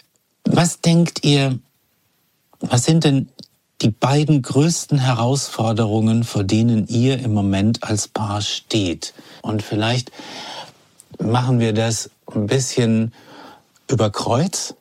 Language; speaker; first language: German; native; German